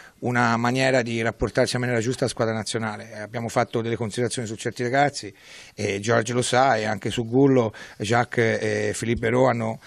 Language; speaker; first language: Italian; native; Italian